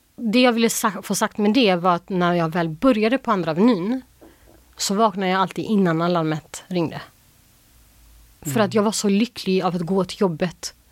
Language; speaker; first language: Swedish; early bilingual, other home language; Albanian